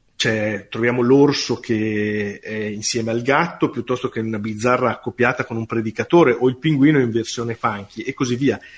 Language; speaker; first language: Italian; native; Italian